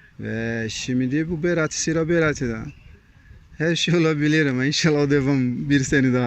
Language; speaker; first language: Turkish; non-native, learner; Portuguese